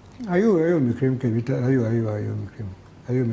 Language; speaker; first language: Hebrew; non-native, fluent; Hungarian